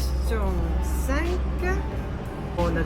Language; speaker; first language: French; non-native, fluent; Japanese